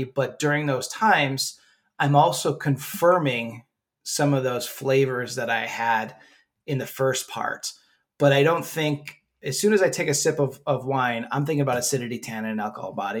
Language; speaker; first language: English; native; English